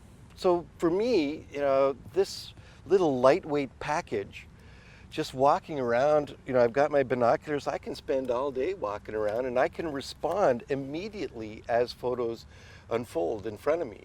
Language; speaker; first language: English; native; English